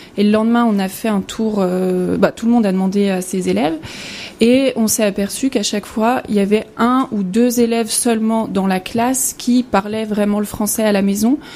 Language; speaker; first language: French; native; French